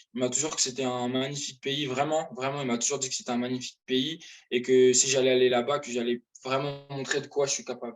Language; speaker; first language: French; native; French